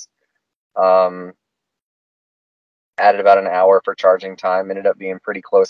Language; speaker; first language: English; native; English